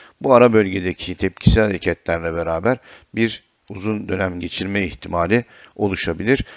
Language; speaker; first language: Turkish; native; Turkish